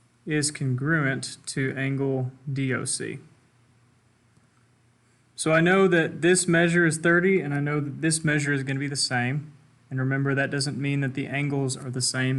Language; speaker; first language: English; native; English